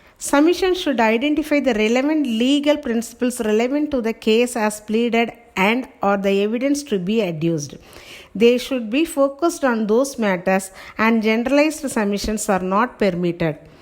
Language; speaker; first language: English; non-native, local second language; Tamil